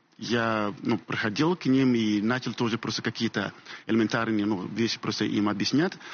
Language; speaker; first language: Russian; non-native, fluent; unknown